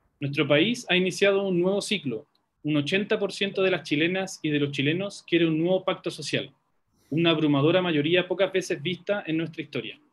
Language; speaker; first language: Spanish; native; Spanish